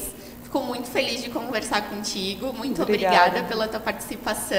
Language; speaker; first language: Portuguese; native; Portuguese